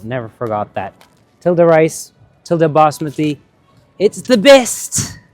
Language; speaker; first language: English; native; English